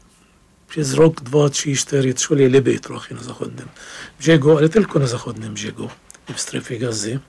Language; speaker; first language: Polish; non-native, fluent; Arabic